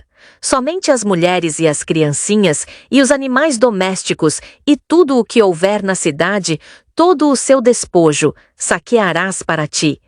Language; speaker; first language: Portuguese; native; Portuguese